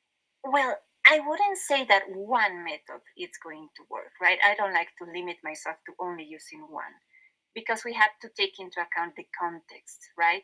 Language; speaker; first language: English; non-native, fluent; Spanish